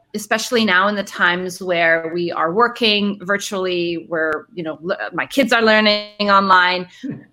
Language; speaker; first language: English; early bilingual, other home language; Arabic